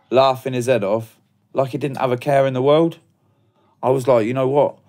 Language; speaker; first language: English; native; English